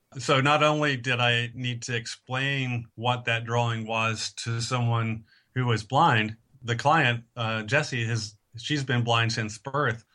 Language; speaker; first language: English; native; English